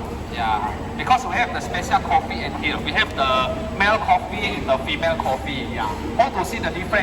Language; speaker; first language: English; non-native, learner; Indonesian